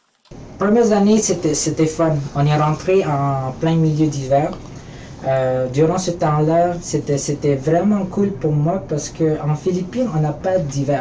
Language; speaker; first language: French; early bilingual, other home language; Filipino